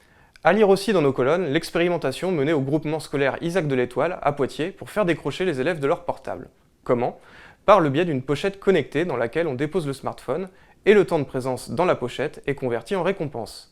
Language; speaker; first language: French; native; French